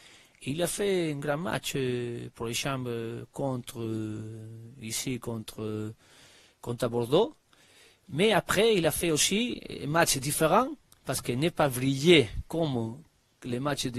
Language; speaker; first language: French; non-native, learner; Spanish